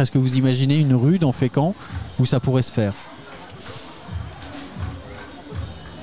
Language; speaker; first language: French; native; French